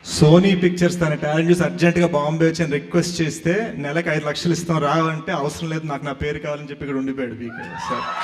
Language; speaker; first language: Telugu; native; Telugu